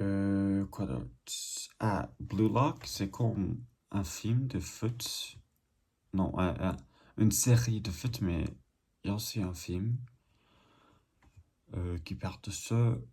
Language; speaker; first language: French; non-native, learner; English